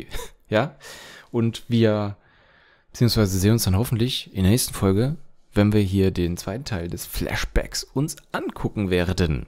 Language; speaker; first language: German; native; German